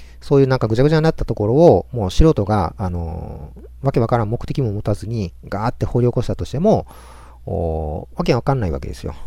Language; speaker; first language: Japanese; native; Japanese